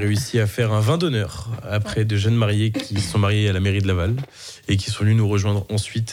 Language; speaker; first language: French; native; French